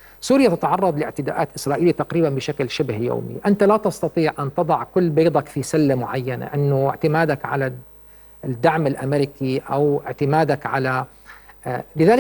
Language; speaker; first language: Arabic; native; Arabic